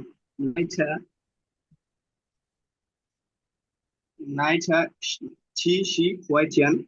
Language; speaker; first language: Chinese; non-native, learner; Bangla